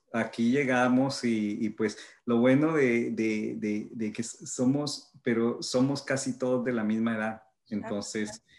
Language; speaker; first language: Spanish; early bilingual, heritage; Spanish